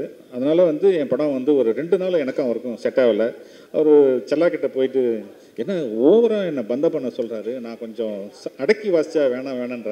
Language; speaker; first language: Tamil; native; Tamil